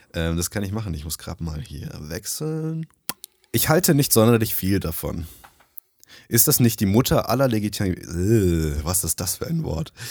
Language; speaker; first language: German; early bilingual, other home language; Nepali